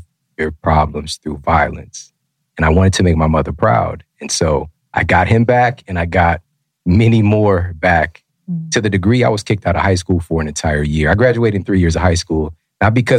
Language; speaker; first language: English; native; English